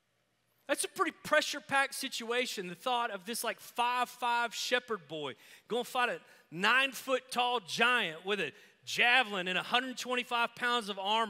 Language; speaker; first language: English; native; English